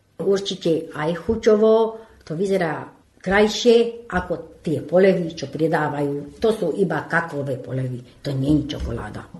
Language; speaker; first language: Slovak; non-native, local second language; Hungarian